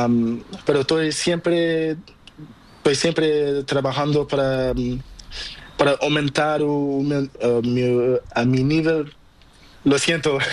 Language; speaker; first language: Spanish; non-native, learner; Portuguese